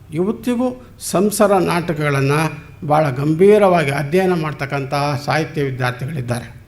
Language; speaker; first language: Kannada; native; Kannada